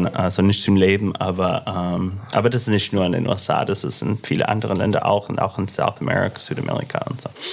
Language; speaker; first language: German; non-native, fluent; English